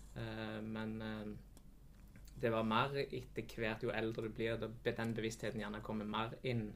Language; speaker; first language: Norwegian; native; Norwegian